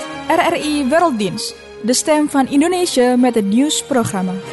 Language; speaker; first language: Dutch; non-native, fluent; Indonesian